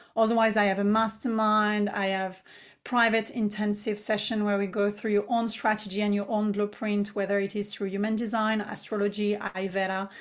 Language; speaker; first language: English; non-native, fluent; French